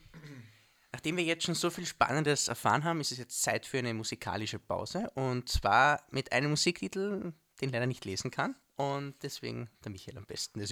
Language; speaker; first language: German; native; German